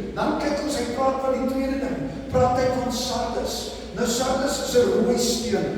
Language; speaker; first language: Afrikaans; non-native, local second language; English